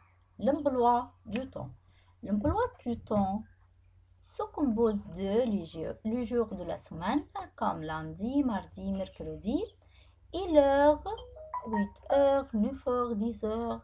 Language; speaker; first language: French; non-native, fluent; Arabic